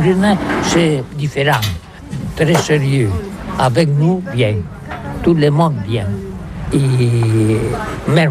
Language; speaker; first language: French; non-native, learner; Catalan